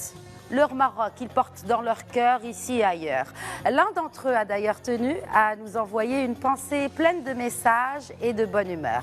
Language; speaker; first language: French; non-native, local second language; Arabic